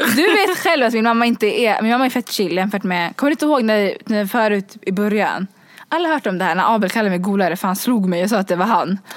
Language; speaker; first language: Swedish; early bilingual, other home language; Kurdish